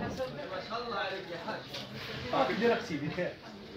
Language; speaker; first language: Arabic; native; Arabic